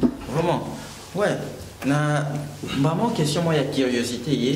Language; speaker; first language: French; non-native, local second language; Lingala